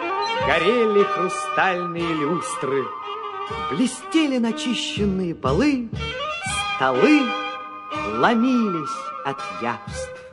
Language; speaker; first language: Russian; native; Russian